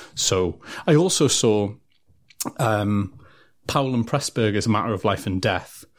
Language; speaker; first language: English; native; English